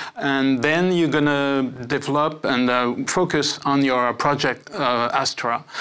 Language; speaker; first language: English; non-native, fluent; French